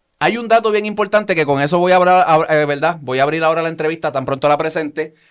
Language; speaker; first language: Spanish; native; Spanish